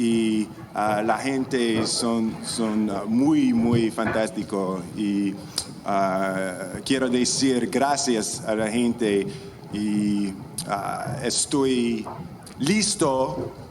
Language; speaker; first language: Spanish; non-native, learner; English